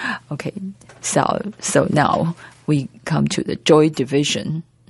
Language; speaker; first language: English; non-native, learner; Chinese